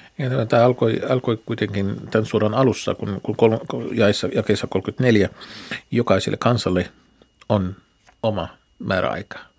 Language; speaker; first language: Finnish; non-native, fluent; Arabic